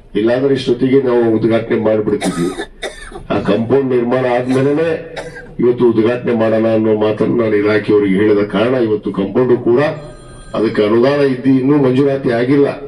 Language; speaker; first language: Kannada; native; Kannada